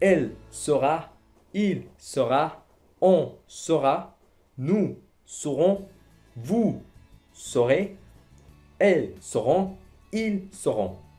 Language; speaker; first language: French; non-native, fluent; Spanish